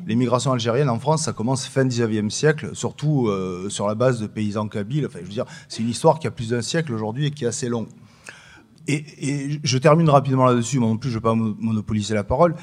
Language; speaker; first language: French; native; French